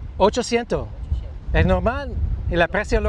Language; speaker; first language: Spanish; non-native, learner; English